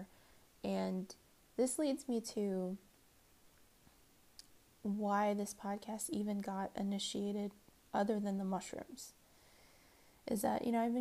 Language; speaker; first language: English; native; English